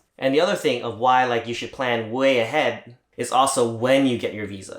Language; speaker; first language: English; native; English